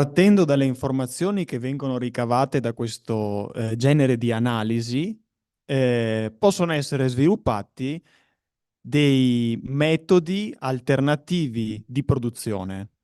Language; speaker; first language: Italian; native; Italian